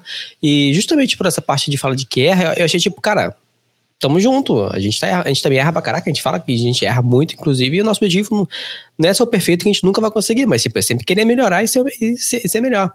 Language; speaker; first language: Portuguese; native; Portuguese